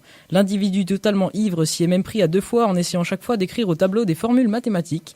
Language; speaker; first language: French; native; French